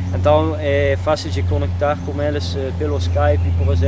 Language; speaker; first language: Portuguese; non-native, learner; Dutch